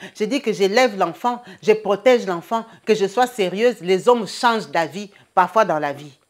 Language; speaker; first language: French; non-native, local second language; Lingala